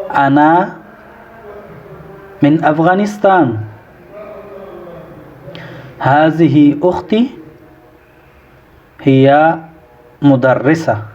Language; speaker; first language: Arabic; non-native, fluent; Pashto